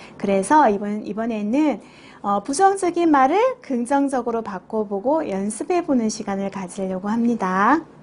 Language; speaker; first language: Korean; native; Korean